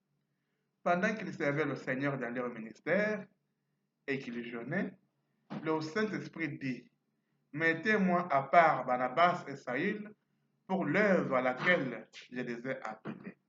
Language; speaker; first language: French; non-native, fluent; Portuguese